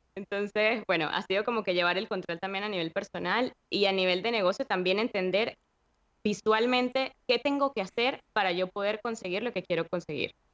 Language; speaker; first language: Spanish; native; Spanish